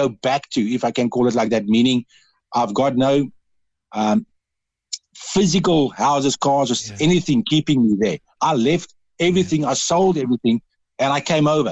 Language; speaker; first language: English; non-native, local second language; Dutch